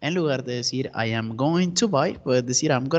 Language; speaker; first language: Spanish; native; Spanish